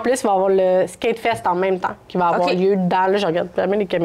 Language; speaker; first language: French; native; French